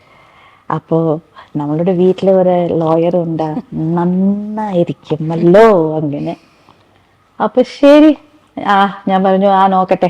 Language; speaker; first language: Malayalam; non-native, fluent; Tamil